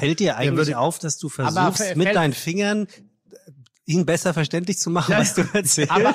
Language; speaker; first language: German; native; German